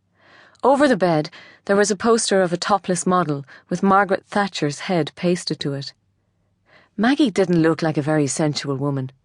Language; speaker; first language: English; native; English